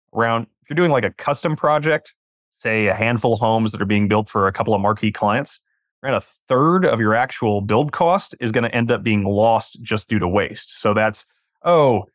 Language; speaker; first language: English; native; English